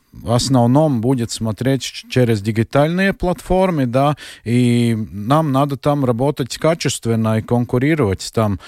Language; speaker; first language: Russian; non-native, local second language; Latvian